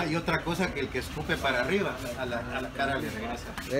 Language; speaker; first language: Spanish; early bilingual, heritage; Spanish